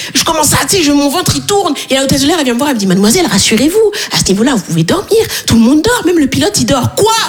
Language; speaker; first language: French; native; French